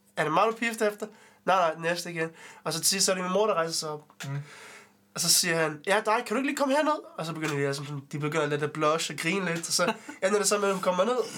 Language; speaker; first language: Danish; early bilingual, other home language; Arabic